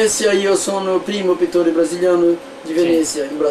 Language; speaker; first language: Italian; non-native, learner; Portuguese